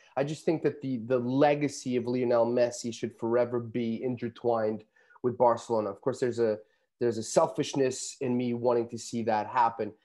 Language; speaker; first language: English; native; English